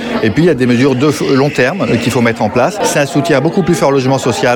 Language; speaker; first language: French; native; French